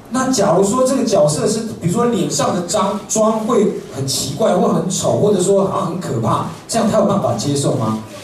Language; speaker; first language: Chinese; native; Chinese